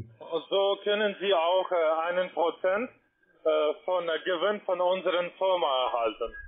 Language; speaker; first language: German; non-native, learner; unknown